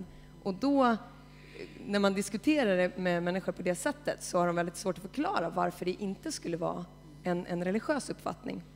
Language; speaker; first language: Swedish; native; Swedish